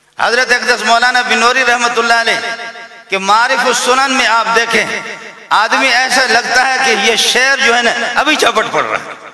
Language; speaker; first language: Urdu; non-native, local second language; Baluchi